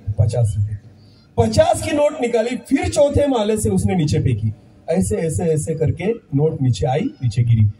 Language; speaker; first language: Hindi; non-native, local second language; Marathi